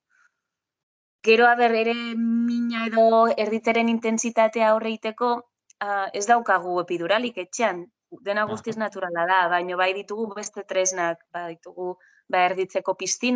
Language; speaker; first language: Basque; non-native, local second language; Spanish